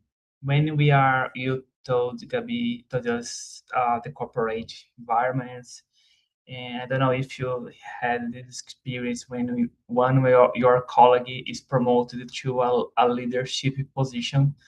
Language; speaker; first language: English; non-native, fluent; Portuguese